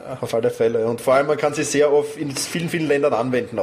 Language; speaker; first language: German; native; German